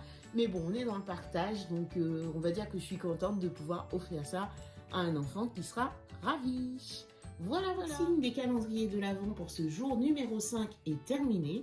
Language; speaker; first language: French; native; French